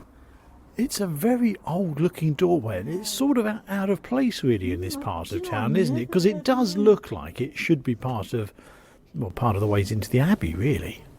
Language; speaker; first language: English; native; English